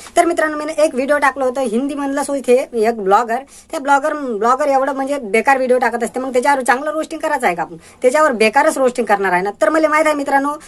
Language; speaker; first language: Marathi; non-native, local second language; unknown